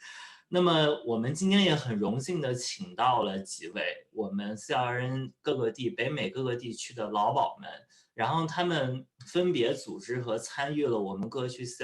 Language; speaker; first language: Chinese; native; Chinese